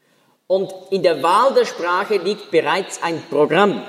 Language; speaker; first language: German; native; German